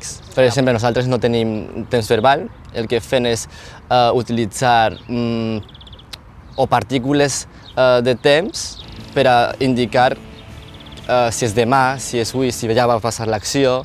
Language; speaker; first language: Catalan; non-native, local second language; Chinese